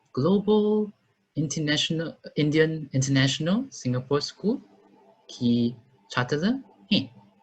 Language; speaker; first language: Hindi; non-native, learner; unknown